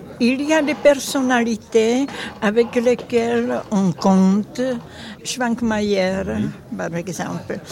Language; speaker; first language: French; non-native, fluent; Czech